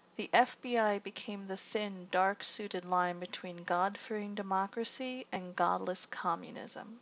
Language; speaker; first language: English; native; English